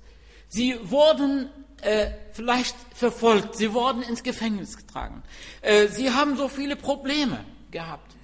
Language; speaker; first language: German; non-native, fluent; Arabic